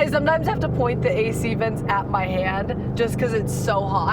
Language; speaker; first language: English; native; English